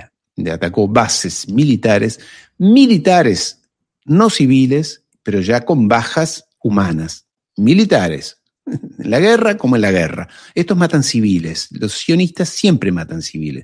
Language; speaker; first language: Spanish; native; Spanish